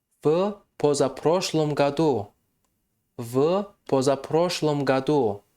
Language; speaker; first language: Russian; non-native, fluent; Tajik